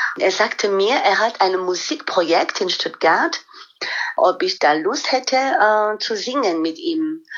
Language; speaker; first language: German; non-native, fluent; French